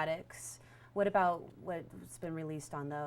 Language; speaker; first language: English; native; English